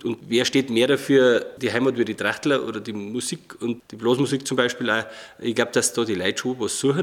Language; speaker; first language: German; native; German